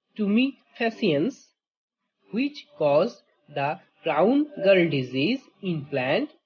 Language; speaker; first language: English; non-native, local second language; Bangla